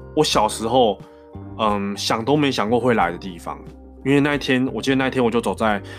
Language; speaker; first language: Chinese; non-native, local second language; Min Nan Chinese